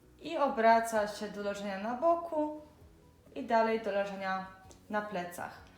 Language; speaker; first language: Polish; native; Polish